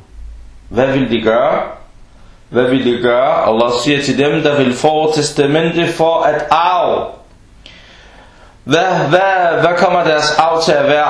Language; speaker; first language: Danish; early bilingual, other home language; Arabic